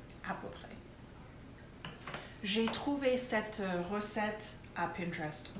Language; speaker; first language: French; non-native, local second language; English